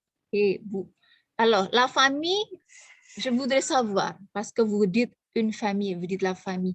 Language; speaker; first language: French; non-native, fluent; Indonesian